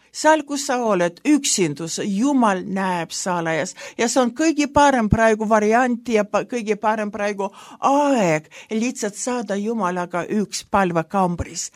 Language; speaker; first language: Estonian; non-native, local second language; Russian